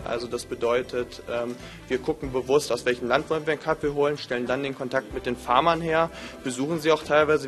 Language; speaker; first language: German; native; German